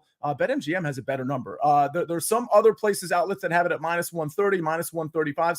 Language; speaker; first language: English; native; English